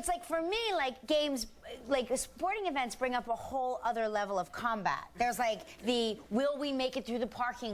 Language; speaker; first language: English; native; English